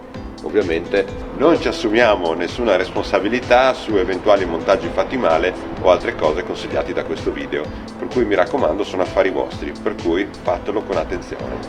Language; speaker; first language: Italian; native; Italian